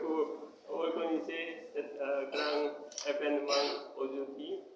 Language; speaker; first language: French; non-native, fluent; Korean